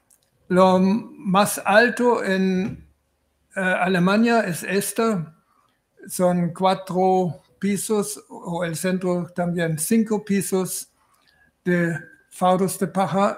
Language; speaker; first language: Spanish; non-native, fluent; German